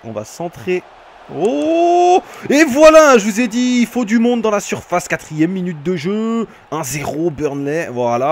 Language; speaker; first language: French; native; French